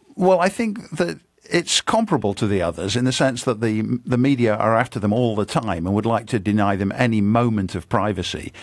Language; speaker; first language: English; native; English